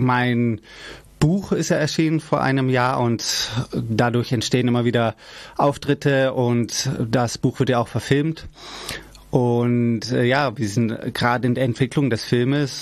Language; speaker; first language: German; early bilingual, other home language; Persian